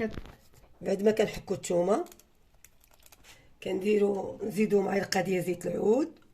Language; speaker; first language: Arabic; native; Arabic